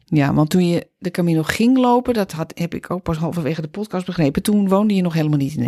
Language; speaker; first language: Dutch; native; Dutch